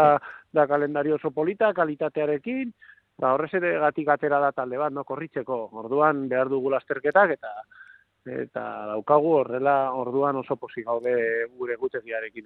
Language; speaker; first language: Basque; non-native, local second language; Spanish